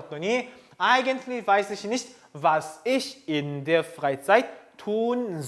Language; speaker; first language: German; non-native, fluent; Korean